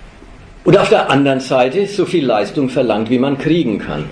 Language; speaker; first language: German; native; German